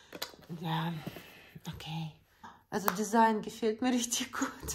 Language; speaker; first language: German; non-native, learner; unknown